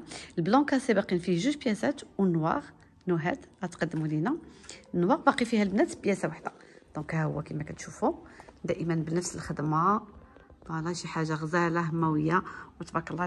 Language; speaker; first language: Arabic; native; Arabic